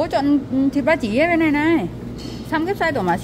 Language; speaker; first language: Korean; non-native, learner; Vietnamese